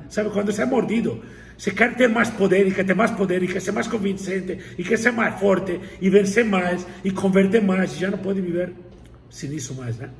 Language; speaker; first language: Portuguese; non-native, fluent; Spanish